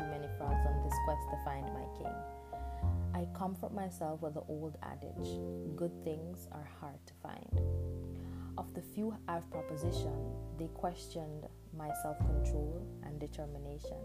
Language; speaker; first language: English; non-native, local second language; Jamaican Creole English